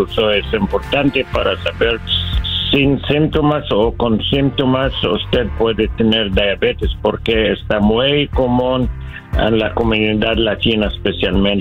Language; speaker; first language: Spanish; non-native, learner; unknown